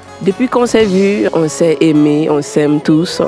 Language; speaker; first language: French; non-native, local second language; Bambara